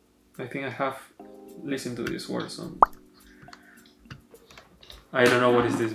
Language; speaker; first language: English; non-native, learner; Spanish